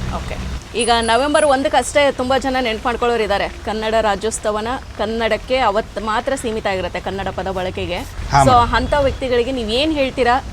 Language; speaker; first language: Kannada; native; Kannada